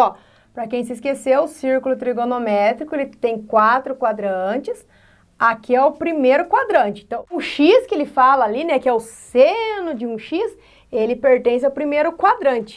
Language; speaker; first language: Portuguese; native; Portuguese